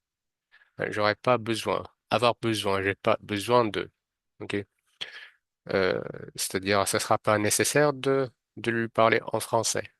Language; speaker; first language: French; non-native, fluent; Arabic